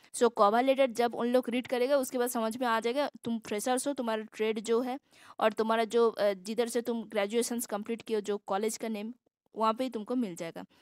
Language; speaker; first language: Hindi; non-native, local second language; Assamese